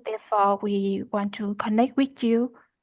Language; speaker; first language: English; non-native, learner; Vietnamese